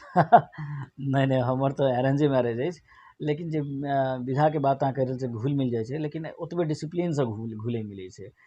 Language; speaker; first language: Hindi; non-native, local second language; Maithili